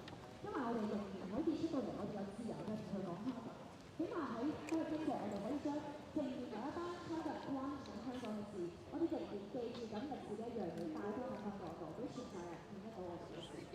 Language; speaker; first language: Cantonese; native; Cantonese